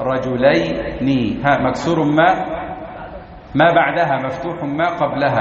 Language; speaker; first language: Arabic; native; Arabic